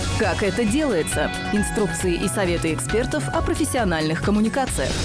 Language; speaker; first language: Russian; native; Russian